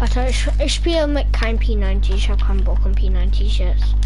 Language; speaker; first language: German; non-native, learner; English